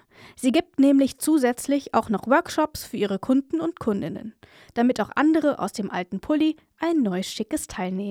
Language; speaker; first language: German; native; German